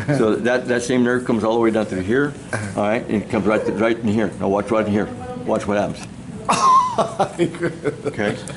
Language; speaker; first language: English; early bilingual, other home language; Spanish